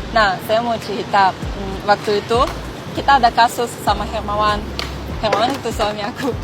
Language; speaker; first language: Indonesian; non-native, fluent; Russian